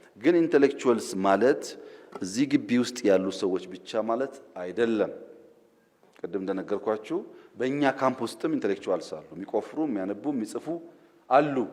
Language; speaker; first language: Amharic; non-native, local second language; Oromo